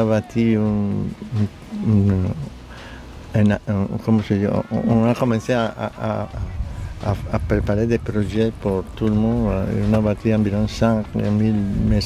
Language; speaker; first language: French; non-native, learner; Spanish